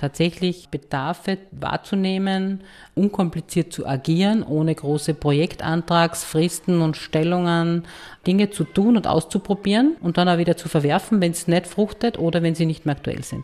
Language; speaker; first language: German; native; German